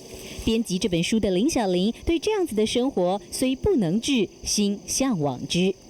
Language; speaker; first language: Chinese; native; Chinese